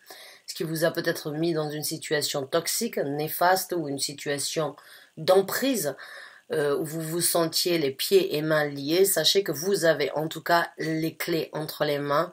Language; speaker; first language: French; native; French